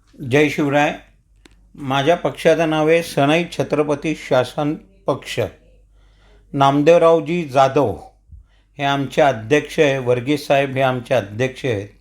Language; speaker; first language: Marathi; non-native, local second language; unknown